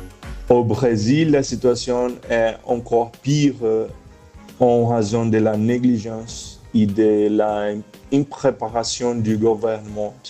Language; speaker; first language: French; non-native, fluent; Portuguese